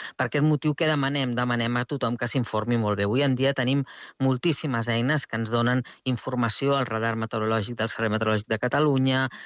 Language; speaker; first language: Catalan; native; Catalan